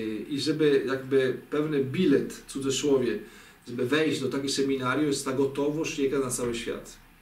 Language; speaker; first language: Polish; non-native, fluent; Italian